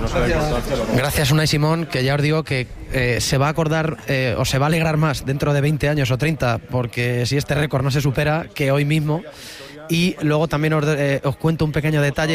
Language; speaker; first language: Spanish; native; Spanish